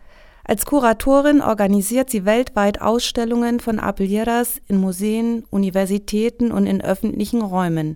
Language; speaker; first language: German; native; German